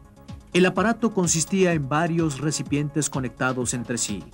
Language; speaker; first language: Spanish; native; Spanish